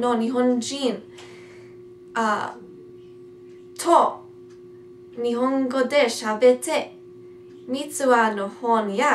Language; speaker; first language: Japanese; non-native, learner; English